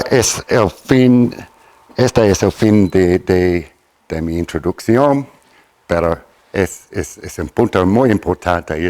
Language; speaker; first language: Spanish; non-native, fluent; English